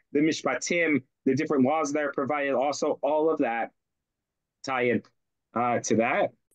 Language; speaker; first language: English; native; English